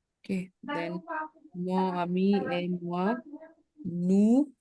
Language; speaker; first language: French; non-native, learner; Hindi